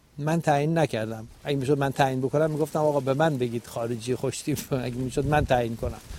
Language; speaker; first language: Persian; native; Persian